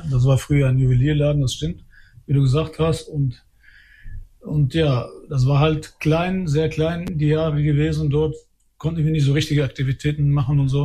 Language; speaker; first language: German; early bilingual, other home language; Albanian